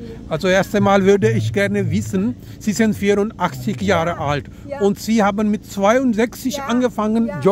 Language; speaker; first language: German; non-native, fluent; Urdu